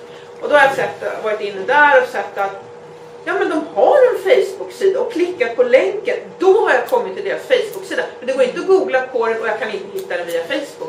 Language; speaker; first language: Swedish; native; Swedish